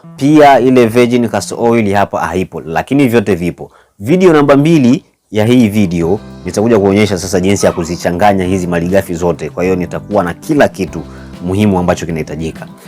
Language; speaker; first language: Swahili; native; Swahili